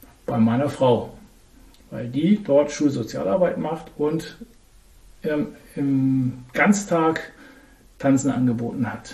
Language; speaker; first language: German; native; German